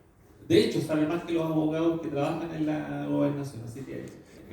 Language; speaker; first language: Spanish; native; Spanish